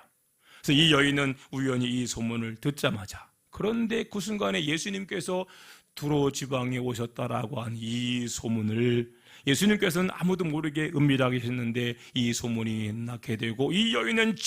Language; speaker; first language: Korean; native; Korean